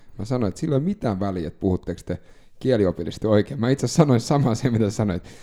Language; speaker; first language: Finnish; non-native, local second language; Swedish